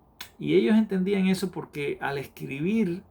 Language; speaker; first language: Spanish; native; Spanish